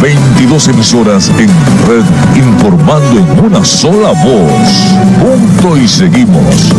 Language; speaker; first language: Spanish; native; Spanish